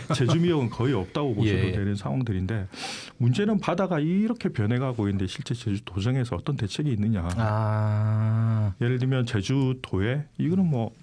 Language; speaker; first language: Korean; native; Korean